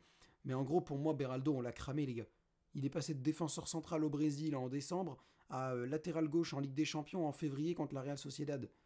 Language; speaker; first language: French; native; French